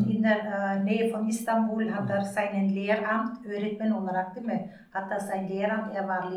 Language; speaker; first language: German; early bilingual, other home language; Turkish